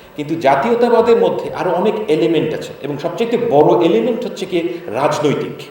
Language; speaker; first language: Bangla; native; Bangla